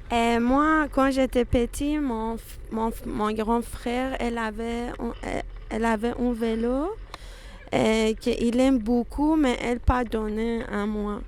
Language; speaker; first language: French; non-native, learner; Persian